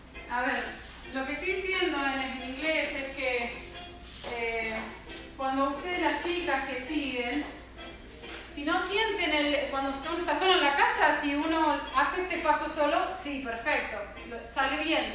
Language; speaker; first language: Spanish; native; Spanish